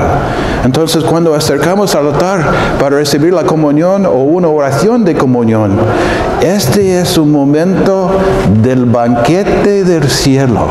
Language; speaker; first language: Spanish; non-native, fluent; English